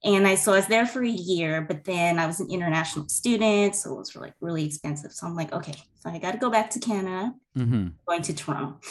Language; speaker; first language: English; native; English